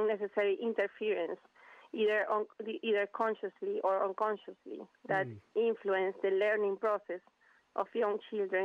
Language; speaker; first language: English; non-native, fluent; Spanish